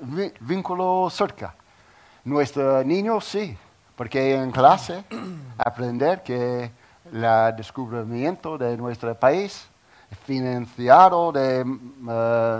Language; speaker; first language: Spanish; non-native, learner; English